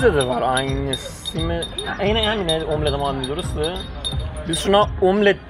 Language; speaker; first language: Turkish; non-native, learner; Persian